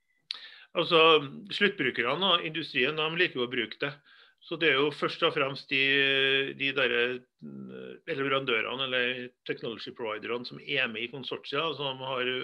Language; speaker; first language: Norwegian; native; Norwegian